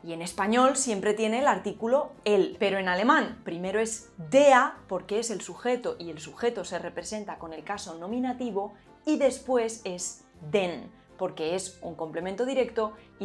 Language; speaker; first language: Spanish; native; Spanish